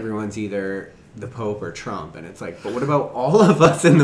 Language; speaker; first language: English; native; English